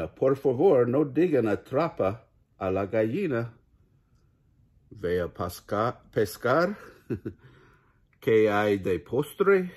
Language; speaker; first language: Spanish; non-native, learner; English